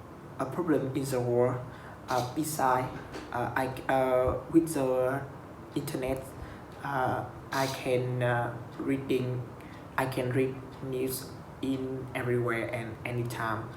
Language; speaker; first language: English; non-native, learner; Vietnamese